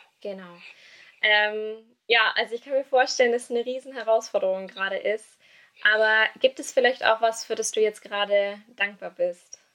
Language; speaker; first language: German; native; German